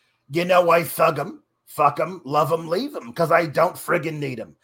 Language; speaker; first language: English; native; English